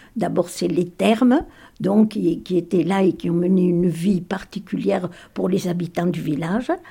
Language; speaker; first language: French; native; French